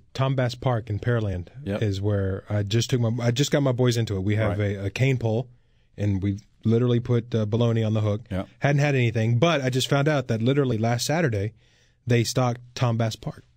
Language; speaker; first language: English; native; English